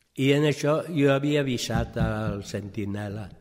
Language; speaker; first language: Catalan; early bilingual, other home language; French